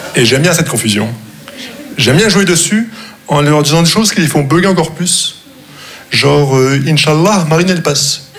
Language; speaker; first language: French; non-native, local second language; Arabic